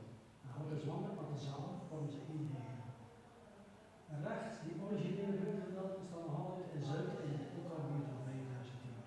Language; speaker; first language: Dutch; native; Dutch